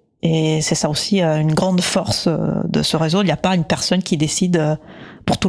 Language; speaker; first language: French; native; French